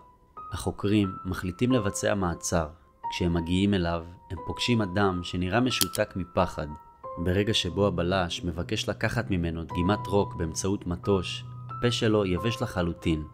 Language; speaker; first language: Hebrew; native; Hebrew